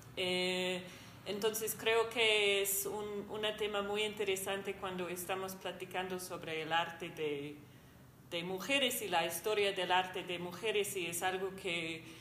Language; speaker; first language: Spanish; non-native, fluent; English